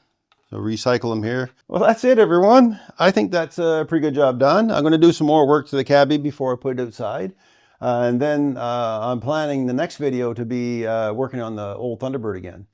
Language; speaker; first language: English; native; English